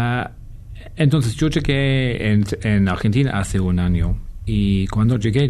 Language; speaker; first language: Spanish; non-native, fluent; English